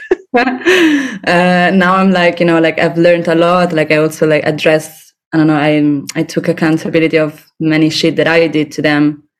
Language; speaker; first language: English; non-native, fluent; Italian